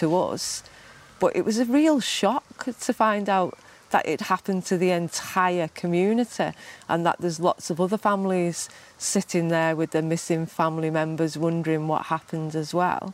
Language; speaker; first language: English; native; English